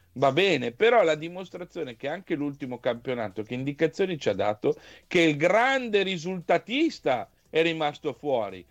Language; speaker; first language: Italian; native; Italian